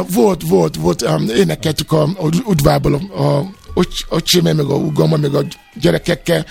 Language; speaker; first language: Hungarian; non-native, fluent; Yoruba